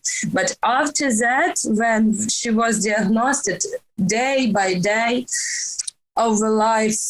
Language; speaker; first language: English; non-native, learner; Ukrainian